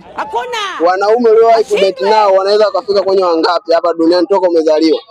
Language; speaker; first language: Swahili; native; Swahili